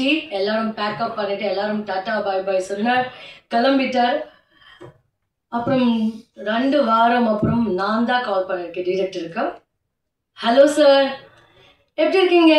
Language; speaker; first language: Tamil; non-native, learner; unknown